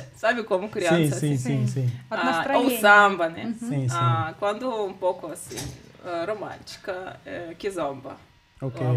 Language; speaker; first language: Portuguese; non-native, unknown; Russian